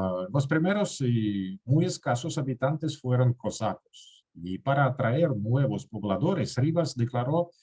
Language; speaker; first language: Spanish; non-native, fluent; Russian